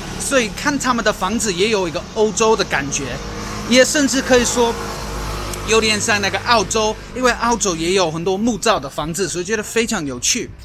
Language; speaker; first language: Chinese; non-native, fluent; English